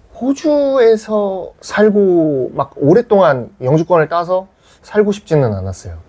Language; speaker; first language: Korean; native; Korean